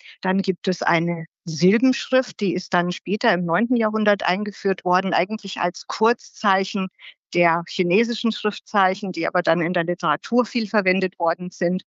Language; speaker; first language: German; native; German